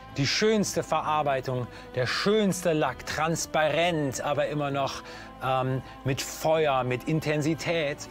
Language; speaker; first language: German; native; German